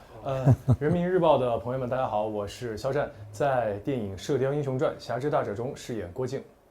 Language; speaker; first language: Chinese; native; Chinese